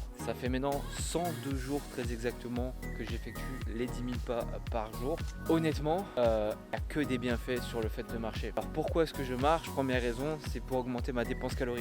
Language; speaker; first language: French; native; French